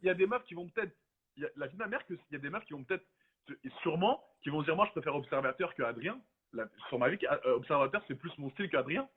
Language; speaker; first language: French; native; French